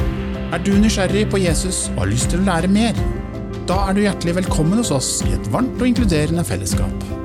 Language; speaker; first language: Norwegian; native; Norwegian